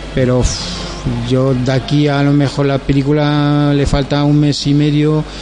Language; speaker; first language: Spanish; non-native, fluent; French